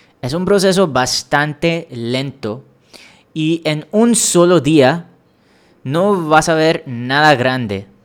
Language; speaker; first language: Spanish; non-native, fluent; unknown